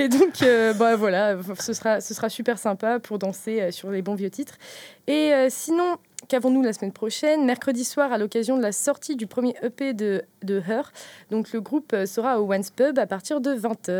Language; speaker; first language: French; native; French